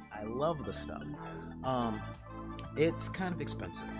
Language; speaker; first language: English; native; English